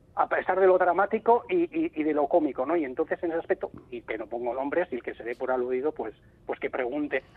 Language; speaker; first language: Spanish; native; Spanish